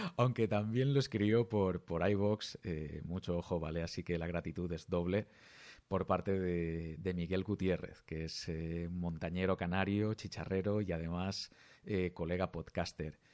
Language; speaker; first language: Spanish; native; Spanish